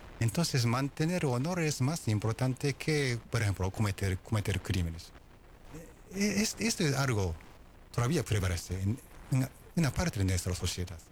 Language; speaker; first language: Spanish; non-native, fluent; Japanese